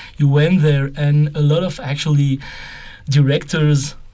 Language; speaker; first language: English; non-native, fluent; French